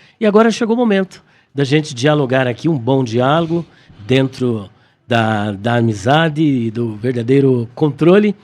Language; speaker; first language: Portuguese; native; Portuguese